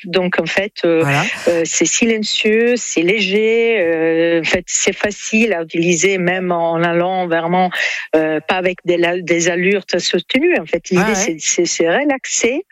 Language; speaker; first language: French; non-native, fluent; Italian